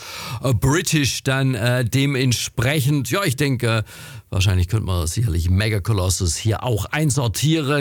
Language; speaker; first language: German; native; German